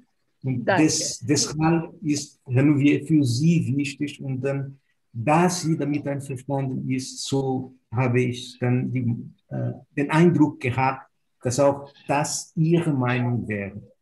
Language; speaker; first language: German; non-native, fluent; Portuguese